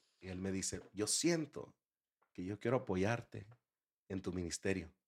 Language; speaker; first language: Spanish; early bilingual, heritage; Spanish